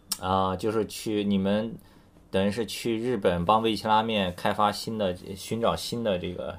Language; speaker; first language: Chinese; native; Chinese